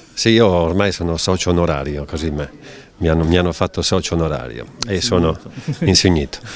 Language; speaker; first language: Italian; native; Italian